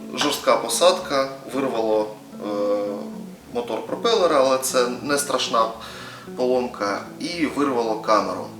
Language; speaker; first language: Ukrainian; native; Ukrainian